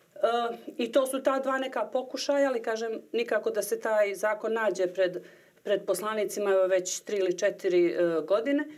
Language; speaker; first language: Bosnian; native; Bosnian